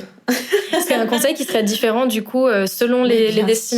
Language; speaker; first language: French; native; French